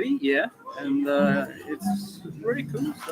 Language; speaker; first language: English; non-native, learner; Russian